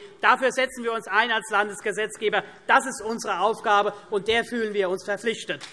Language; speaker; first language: German; native; German